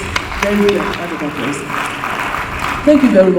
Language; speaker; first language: English; non-native, local second language; Yoruba